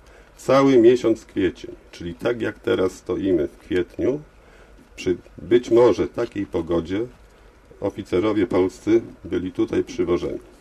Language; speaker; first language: Polish; native; Polish